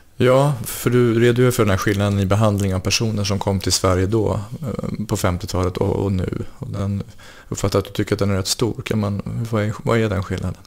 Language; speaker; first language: Swedish; native; Swedish